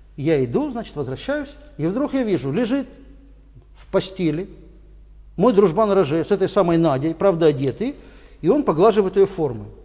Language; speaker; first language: Russian; native; Russian